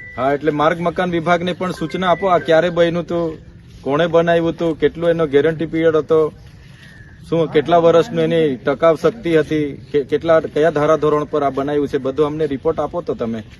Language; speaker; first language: Gujarati; non-native, local second language; Vasavi